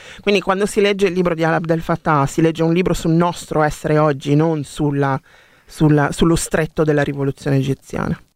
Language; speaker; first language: Italian; native; Italian